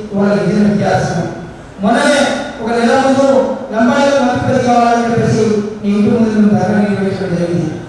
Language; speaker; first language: Telugu; non-native, local second language; Lambadi